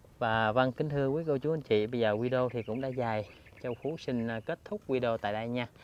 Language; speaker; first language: Vietnamese; native; Vietnamese